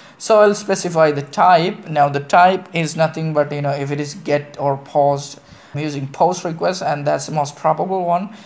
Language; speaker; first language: English; non-native, local second language; Malayalam